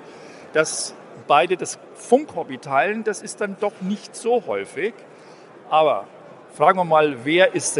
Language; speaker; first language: German; native; German